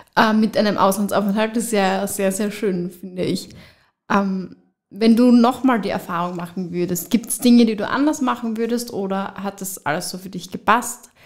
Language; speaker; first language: German; native; German